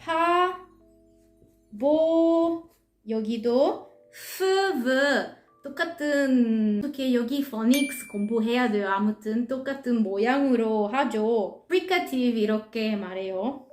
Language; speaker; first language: Korean; non-native, learner; Italian